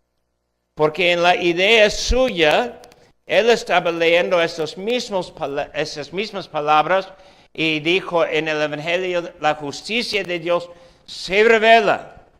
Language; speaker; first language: Spanish; non-native, fluent; English